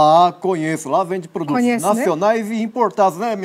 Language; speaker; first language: Portuguese; native; Portuguese